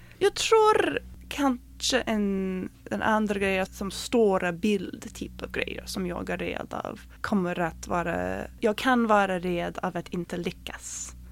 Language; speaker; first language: Swedish; non-native, fluent; English